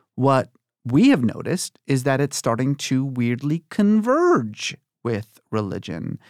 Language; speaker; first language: English; early bilingual, other home language; Persian